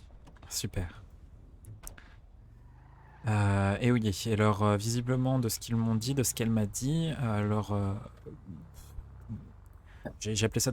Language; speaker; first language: French; native; French